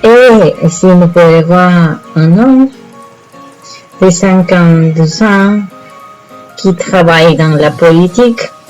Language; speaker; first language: French; non-native, learner; Spanish